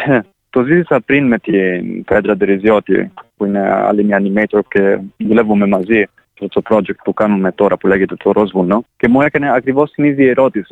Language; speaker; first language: Greek; non-native, fluent; Italian